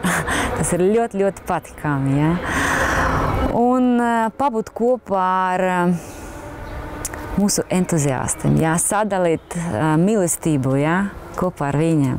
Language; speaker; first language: Latvian; non-native, local second language; Russian